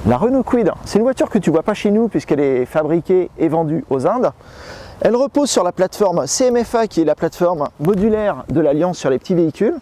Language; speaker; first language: French; native; French